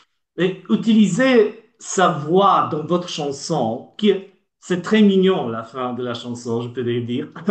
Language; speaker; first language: French; non-native, learner; Polish